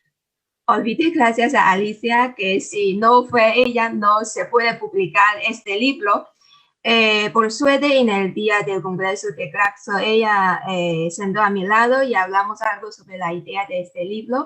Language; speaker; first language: Spanish; non-native, fluent; Chinese